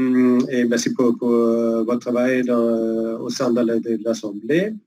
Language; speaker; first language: French; non-native, fluent; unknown